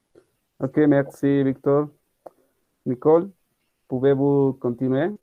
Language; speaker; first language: French; non-native, learner; Spanish